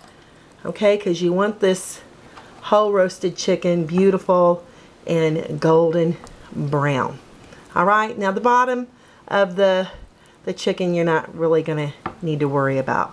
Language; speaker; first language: English; native; English